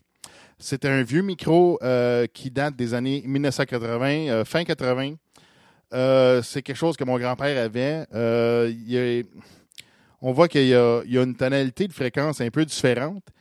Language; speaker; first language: French; native; French